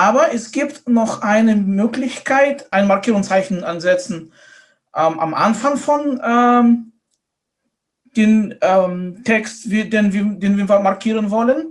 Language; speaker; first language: German; non-native, fluent; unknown